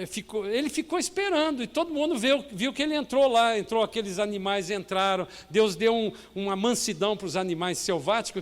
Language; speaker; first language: Portuguese; native; Portuguese